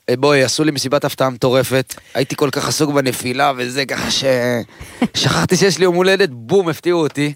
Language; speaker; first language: Hebrew; early bilingual, other home language; Amharic